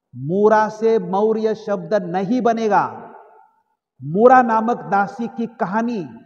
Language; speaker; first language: Hindi; non-native, local second language; Marathi